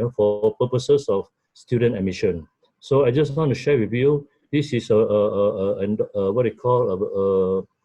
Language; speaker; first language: English; non-native, local second language; Malay